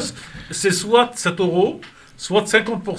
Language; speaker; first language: French; native; French